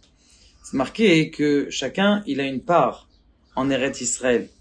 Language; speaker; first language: French; native; French